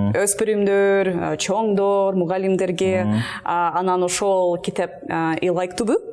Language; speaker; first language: Kyrgyz; non-native, learner; English